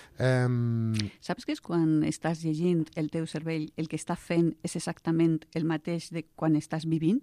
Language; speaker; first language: Catalan; non-native, local second language; Spanish